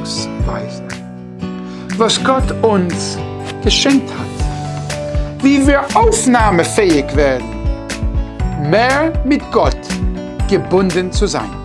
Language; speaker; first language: German; non-native, fluent; English